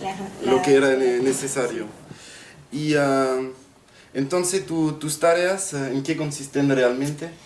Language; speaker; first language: Spanish; non-native, learner; French